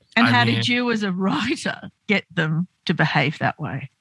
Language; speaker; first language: English; native; English